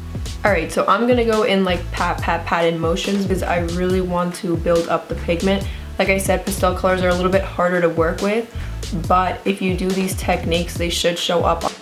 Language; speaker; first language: English; native; English